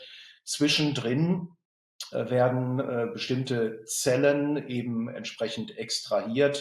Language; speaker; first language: German; native; German